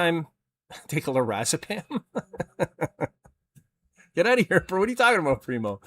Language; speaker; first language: English; native; English